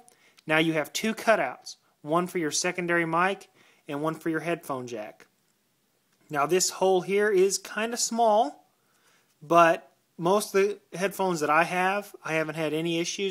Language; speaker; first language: English; native; English